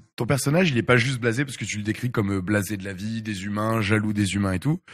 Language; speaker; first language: French; native; French